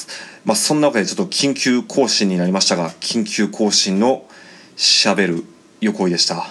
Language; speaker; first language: Japanese; native; Japanese